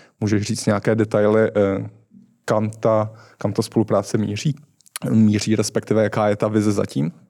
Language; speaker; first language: Czech; native; Czech